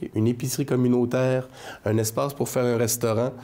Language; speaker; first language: French; native; French